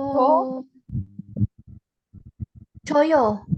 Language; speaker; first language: Korean; non-native, learner; Indonesian